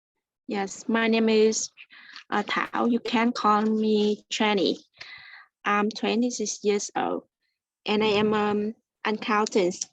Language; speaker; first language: English; non-native, learner; Vietnamese